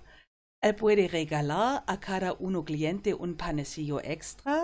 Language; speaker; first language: Spanish; non-native, fluent; German